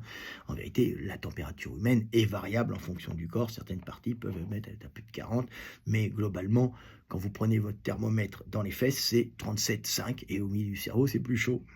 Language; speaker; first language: French; native; French